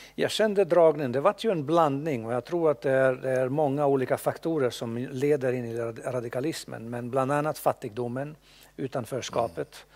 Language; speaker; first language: Swedish; non-native, fluent; Bosnian